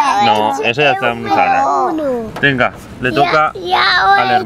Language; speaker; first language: Spanish; native; Spanish